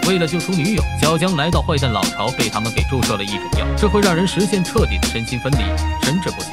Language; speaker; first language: Chinese; native; Chinese